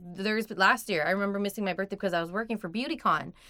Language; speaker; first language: English; early bilingual, other home language; Persian